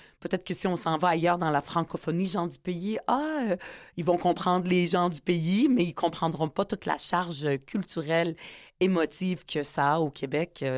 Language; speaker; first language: French; early bilingual, other home language; Arabic